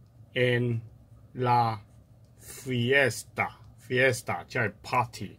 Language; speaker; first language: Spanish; non-native, learner; Cantonese